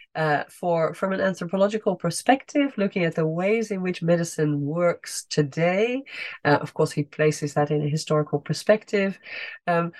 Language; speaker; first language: English; non-native, fluent; Dutch